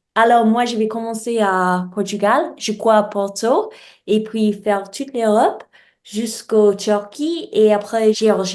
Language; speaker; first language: French; non-native, learner; English